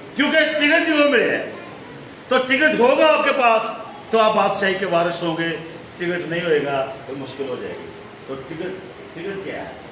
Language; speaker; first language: Urdu; non-native, local second language; Punjabi